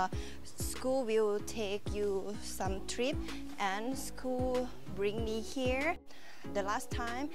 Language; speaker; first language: English; non-native, learner; Thai